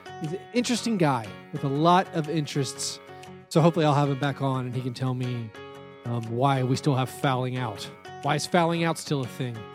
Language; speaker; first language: English; native; English